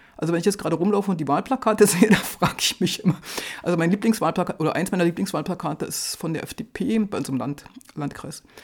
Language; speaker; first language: German; native; German